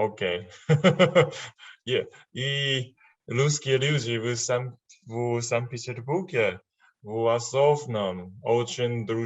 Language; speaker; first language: Russian; non-native, learner; Chinese